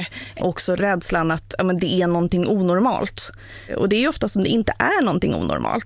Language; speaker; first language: Swedish; native; Swedish